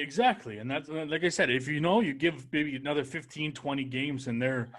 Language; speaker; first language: English; native; English